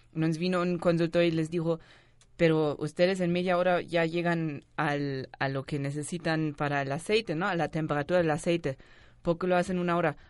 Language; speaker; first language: Spanish; non-native, fluent; German